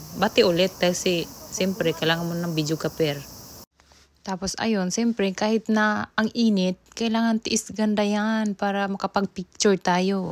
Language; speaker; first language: Filipino; native; Filipino